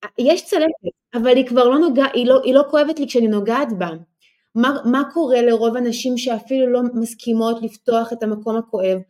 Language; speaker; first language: Hebrew; early bilingual, other home language; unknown